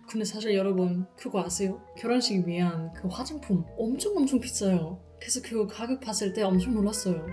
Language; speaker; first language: Korean; non-native, fluent; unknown